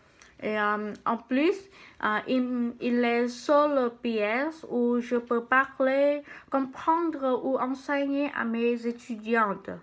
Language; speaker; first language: French; non-native, learner; Vietnamese